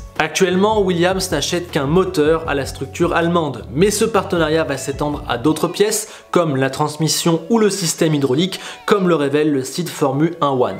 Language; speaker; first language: French; native; French